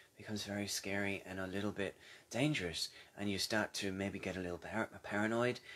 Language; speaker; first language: English; native; English